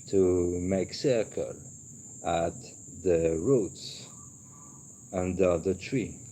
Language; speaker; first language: English; non-native, learner; French